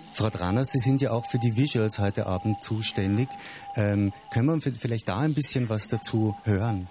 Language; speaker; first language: German; native; German